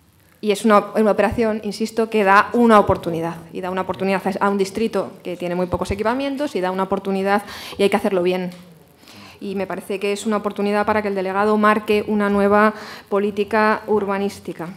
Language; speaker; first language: Spanish; native; Spanish